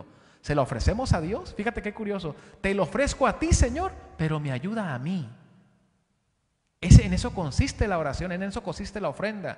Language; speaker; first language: Spanish; native; Spanish